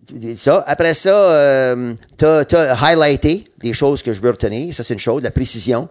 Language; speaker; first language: French; non-native, local second language; English